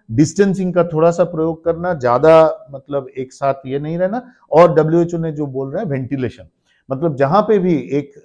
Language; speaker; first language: Hindi; non-native, local second language; Bangla